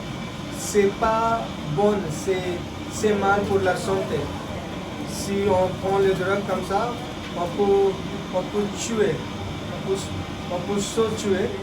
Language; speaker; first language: French; non-native, learner; Hindi